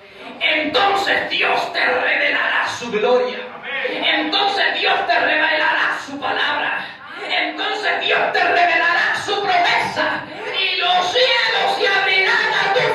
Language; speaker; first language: Spanish; native; Spanish